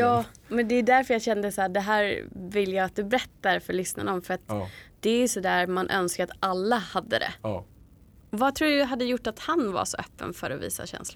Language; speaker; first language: Swedish; native; Swedish